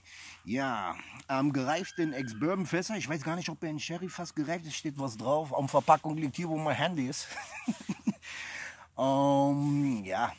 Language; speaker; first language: German; non-native, fluent; English